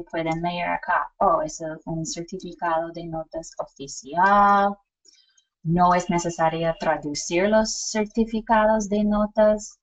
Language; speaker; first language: Spanish; non-native, fluent; English